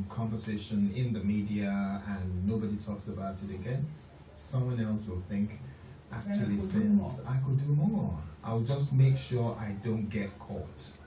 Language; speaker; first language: English; non-native, local second language; Yoruba